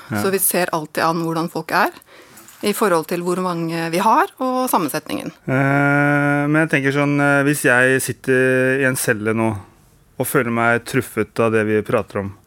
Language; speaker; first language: Norwegian; native; Norwegian